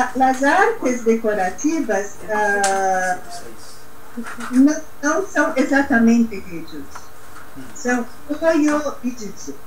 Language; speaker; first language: Spanish; non-native, learner; Portuguese